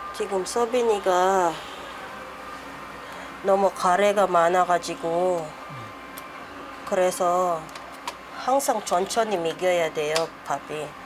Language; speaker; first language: Korean; non-native, learner; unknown